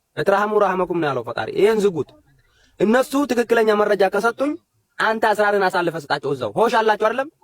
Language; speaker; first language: Amharic; non-native, local second language; Oromo